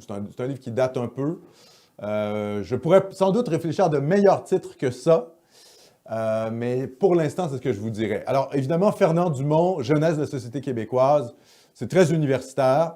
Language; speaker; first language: French; native; French